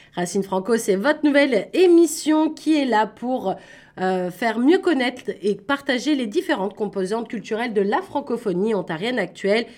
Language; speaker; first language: French; native; French